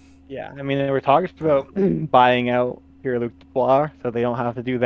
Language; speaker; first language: English; native; English